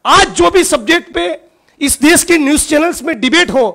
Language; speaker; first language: Hindi; non-native, local second language; Gujarati